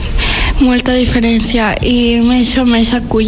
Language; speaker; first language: Catalan; non-native, learner; Spanish